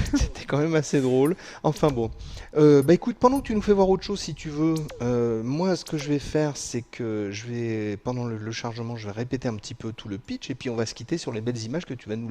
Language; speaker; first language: French; native; French